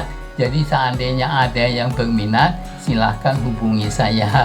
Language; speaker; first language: Indonesian; non-native, local second language; Dutch